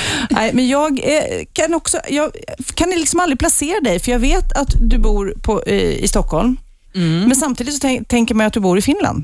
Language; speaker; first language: Swedish; native; Swedish